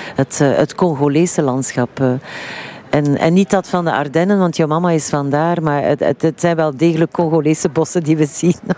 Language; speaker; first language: Dutch; native; Dutch